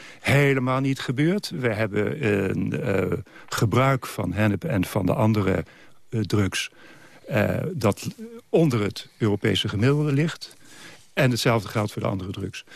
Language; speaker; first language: Dutch; native; Dutch